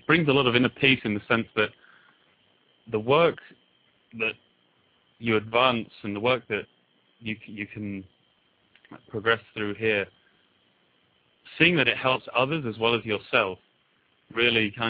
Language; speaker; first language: English; native; English